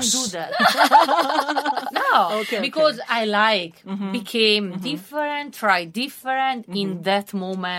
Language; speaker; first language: English; non-native, learner; Italian